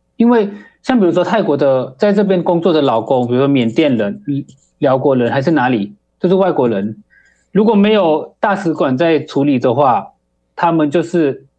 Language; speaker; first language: Chinese; early bilingual, heritage; Chinese